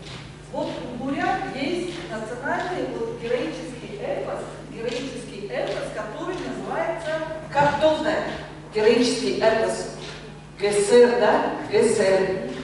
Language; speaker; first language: Russian; non-native, local second language; Tuvinian